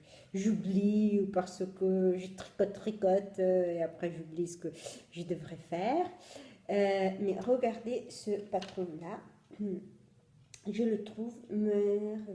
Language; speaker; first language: French; non-native, fluent; Italian